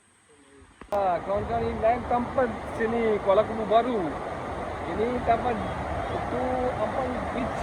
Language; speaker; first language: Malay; non-native, local second language; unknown